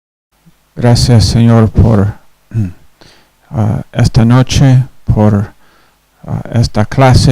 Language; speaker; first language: Spanish; non-native, fluent; English